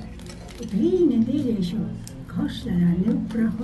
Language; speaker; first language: Russian; non-native, fluent; Estonian